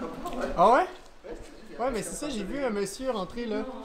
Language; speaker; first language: French; native; French